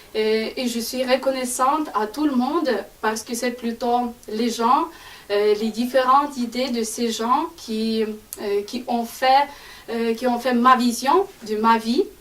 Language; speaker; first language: French; non-native, fluent; Ukrainian